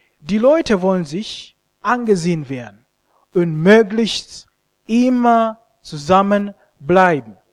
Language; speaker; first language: German; non-native, fluent; Ganda